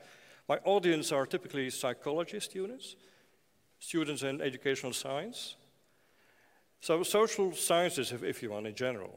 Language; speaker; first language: English; non-native, fluent; Dutch